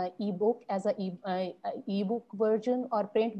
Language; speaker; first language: English; non-native, local second language; Punjabi